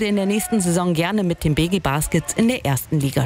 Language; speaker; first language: German; native; German